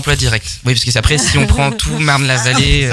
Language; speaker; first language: French; native; French